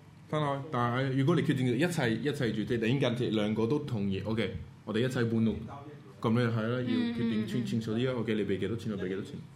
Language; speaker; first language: Cantonese; non-native, fluent; French